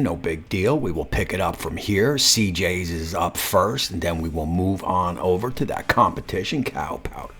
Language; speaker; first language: English; native; English